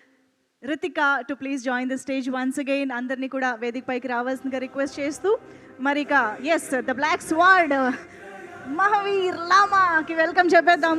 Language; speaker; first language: Telugu; native; Telugu